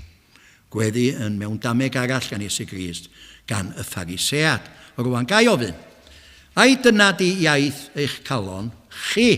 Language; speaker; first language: Welsh; native; Welsh